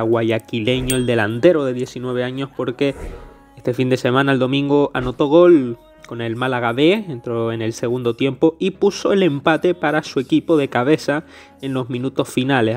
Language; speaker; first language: Spanish; native; Spanish